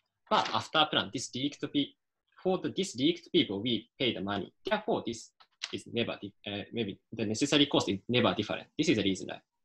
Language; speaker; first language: English; non-native, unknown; Japanese